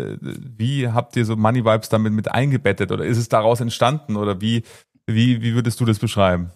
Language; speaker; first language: German; native; German